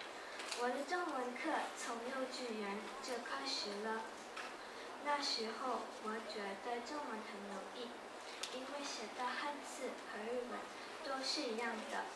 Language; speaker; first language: Chinese; non-native, learner; Japanese